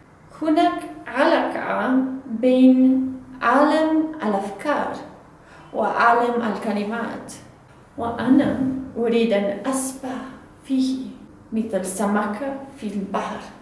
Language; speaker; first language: Arabic; non-native, learner; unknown